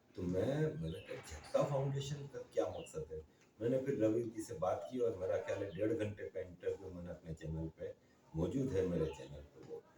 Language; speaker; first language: Urdu; native; Urdu